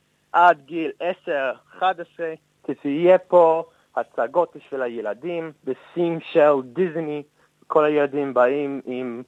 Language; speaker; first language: Hebrew; non-native, fluent; English